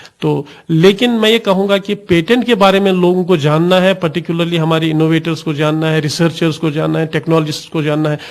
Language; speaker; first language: Urdu; non-native, local second language; Kashmiri